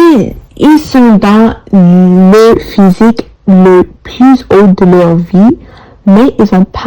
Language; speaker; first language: French; non-native, learner; English